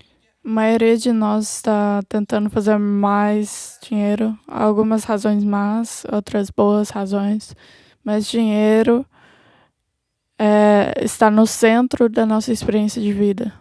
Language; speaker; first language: Portuguese; non-native, learner; English